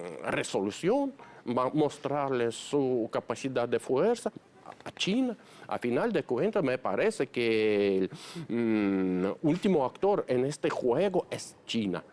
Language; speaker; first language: Spanish; non-native, fluent; Russian